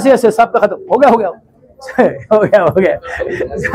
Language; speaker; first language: Hindi; non-native, local second language; Marathi